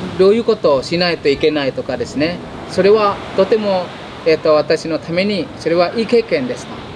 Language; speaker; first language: Japanese; non-native, fluent; Indonesian